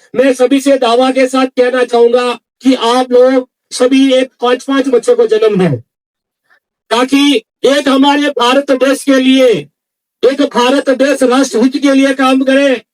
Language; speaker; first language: Hindi; non-native, local second language; Kannada